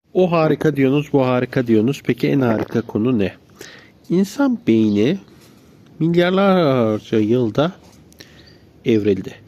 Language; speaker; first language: Turkish; native; Turkish